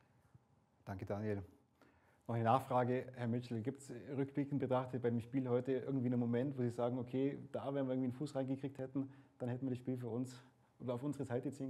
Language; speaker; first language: German; native; German